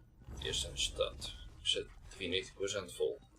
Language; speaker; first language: Dutch; native; Dutch